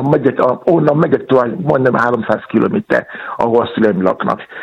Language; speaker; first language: Hungarian; non-native, fluent; Yoruba